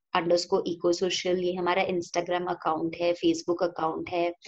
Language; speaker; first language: Hindi; non-native, local second language; Marathi